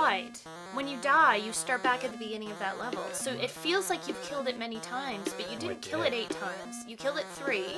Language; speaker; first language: English; native; English